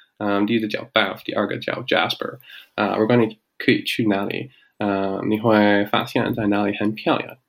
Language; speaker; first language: Chinese; non-native, learner; English